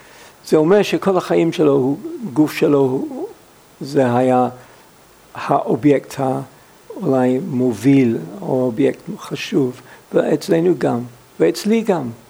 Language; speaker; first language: Hebrew; non-native, fluent; English